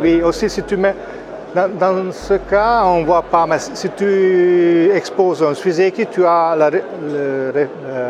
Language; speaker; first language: French; non-native, local second language; Italian